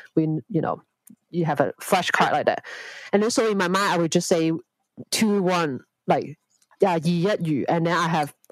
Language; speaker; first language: English; non-native, local second language; Cantonese